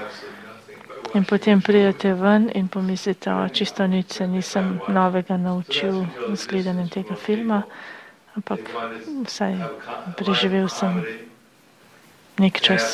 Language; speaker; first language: Slovenian; native; Slovenian